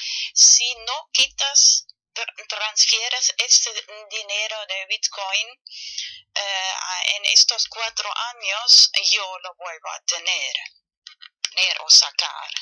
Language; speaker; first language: Spanish; non-native, fluent; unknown